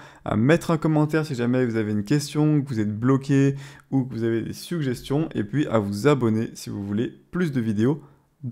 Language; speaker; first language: French; native; French